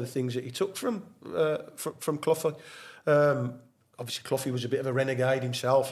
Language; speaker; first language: English; native; English